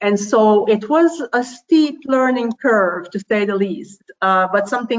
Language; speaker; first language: English; non-native, fluent; French